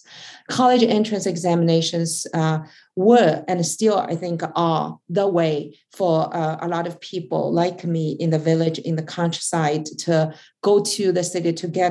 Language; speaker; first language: English; non-native, fluent; Chinese